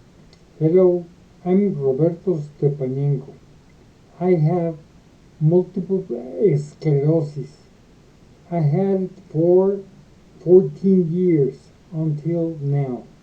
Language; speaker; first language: English; non-native, learner; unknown